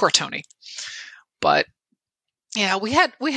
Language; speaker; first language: English; native; English